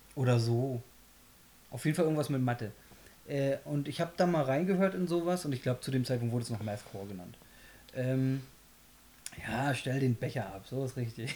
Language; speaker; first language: German; early bilingual, other home language; Polish